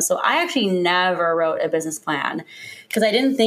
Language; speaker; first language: English; native; English